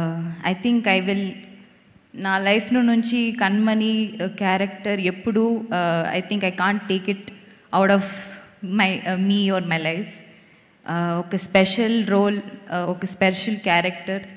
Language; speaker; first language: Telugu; non-native, learner; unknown